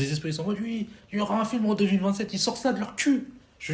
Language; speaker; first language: French; native; French